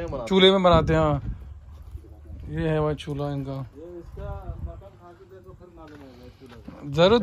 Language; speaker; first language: Hindi; native; Hindi